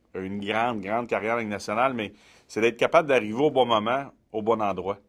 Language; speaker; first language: French; native; French